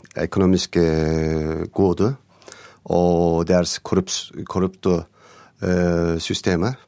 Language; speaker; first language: Norwegian; non-native, learner; Turkish